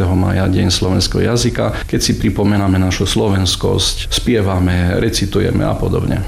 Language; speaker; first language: Slovak; early bilingual, heritage; Slovak